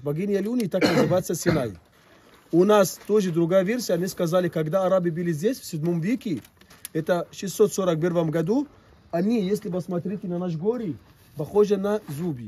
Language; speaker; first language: Russian; non-native, fluent; Arabic